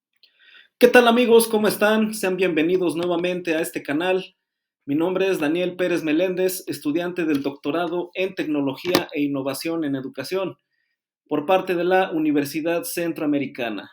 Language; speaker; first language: Spanish; native; Spanish